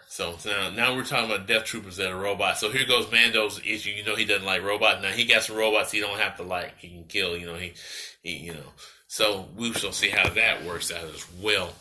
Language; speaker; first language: English; native; English